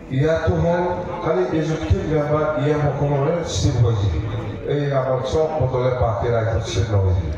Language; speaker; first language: Assamese; non-native, local second language; Bodo